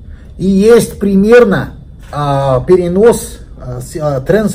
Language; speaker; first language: Russian; non-native, learner; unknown